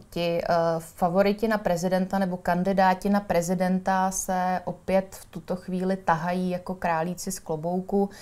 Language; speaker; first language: Czech; native; Czech